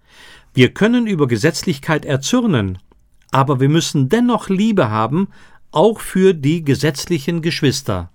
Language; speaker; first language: German; native; German